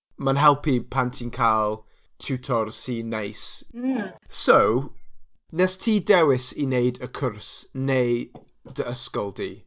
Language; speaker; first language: Welsh; non-native, local second language; English